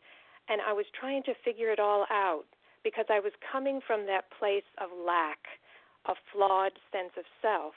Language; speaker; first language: English; native; English